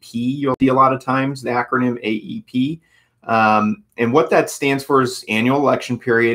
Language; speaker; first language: English; native; English